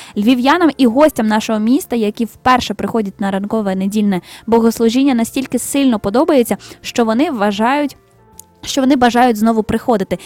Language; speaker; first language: Ukrainian; native; Ukrainian